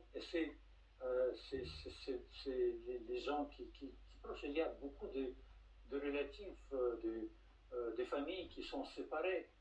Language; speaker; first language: French; non-native, fluent; Russian